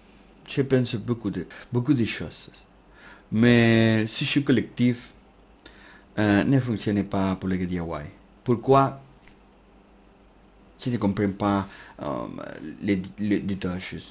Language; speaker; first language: French; non-native, learner; Spanish